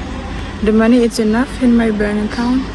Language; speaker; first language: English; non-native, learner; Indonesian